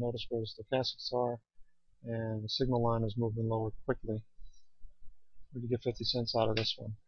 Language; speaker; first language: English; native; English